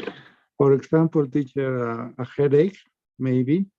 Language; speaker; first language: English; non-native, learner; Spanish